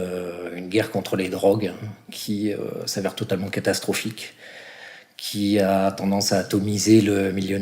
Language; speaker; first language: French; native; French